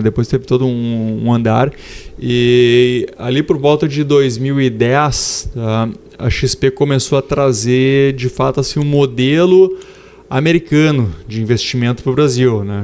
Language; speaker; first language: Portuguese; native; Portuguese